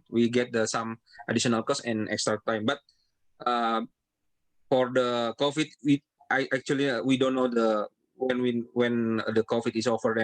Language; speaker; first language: English; non-native, learner; Indonesian